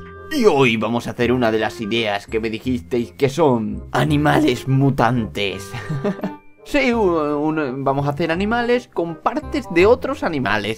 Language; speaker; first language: Spanish; native; Spanish